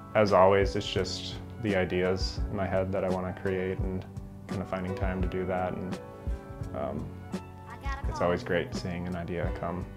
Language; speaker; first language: English; native; English